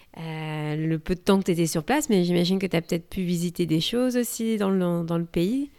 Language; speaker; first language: French; native; French